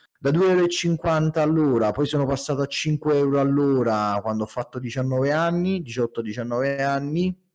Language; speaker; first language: Italian; native; Italian